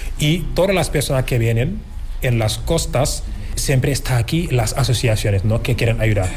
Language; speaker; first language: Spanish; non-native, fluent; Wolof